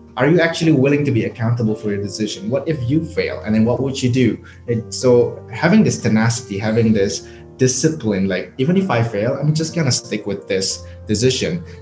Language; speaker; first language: English; non-native, fluent; Indonesian